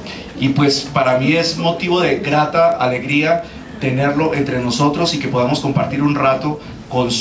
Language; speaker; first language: Spanish; native; Spanish